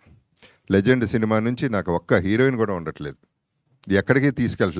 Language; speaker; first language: Telugu; native; Telugu